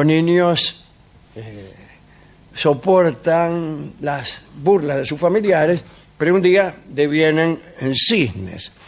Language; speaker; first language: Spanish; native; Spanish